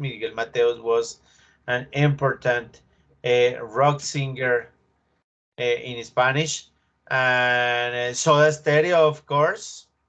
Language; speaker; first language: English; non-native, learner; Spanish